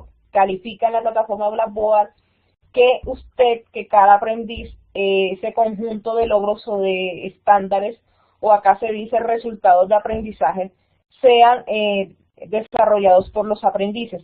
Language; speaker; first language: Spanish; native; Spanish